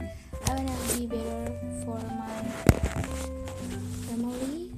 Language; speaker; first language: English; non-native, learner; Indonesian